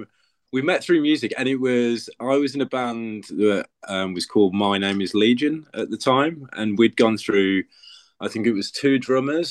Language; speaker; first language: English; native; English